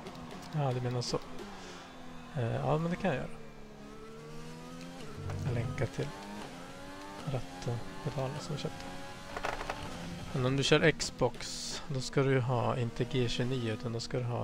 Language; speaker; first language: Swedish; native; Swedish